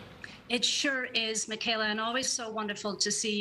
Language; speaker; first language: English; native; English